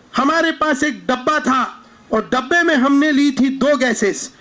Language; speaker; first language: Hindi; non-native, local second language; Marathi